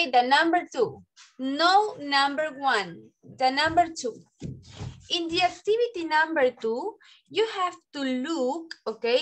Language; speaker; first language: English; non-native, learner; Spanish